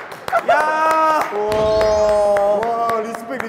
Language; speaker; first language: Korean; native; Korean